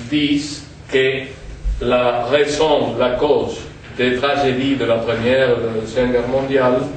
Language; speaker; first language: French; non-native, fluent; Spanish